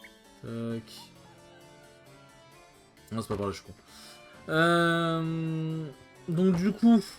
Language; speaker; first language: French; native; French